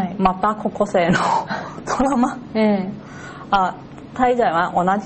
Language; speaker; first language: Japanese; non-native, learner; Cantonese